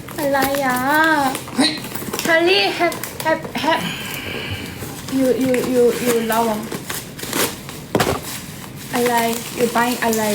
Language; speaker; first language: English; non-native, learner; Thai